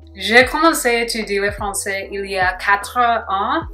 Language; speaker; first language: French; non-native, learner; English